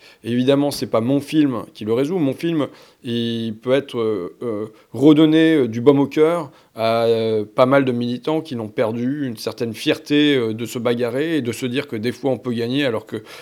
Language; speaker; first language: French; native; French